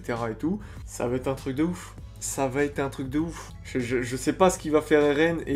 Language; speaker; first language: French; native; French